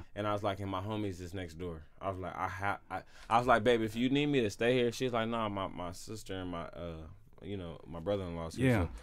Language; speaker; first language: English; native; English